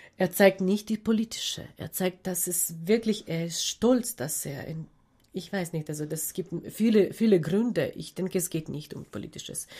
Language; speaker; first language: German; non-native, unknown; Ukrainian